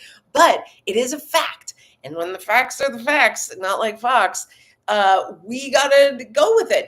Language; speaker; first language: English; native; English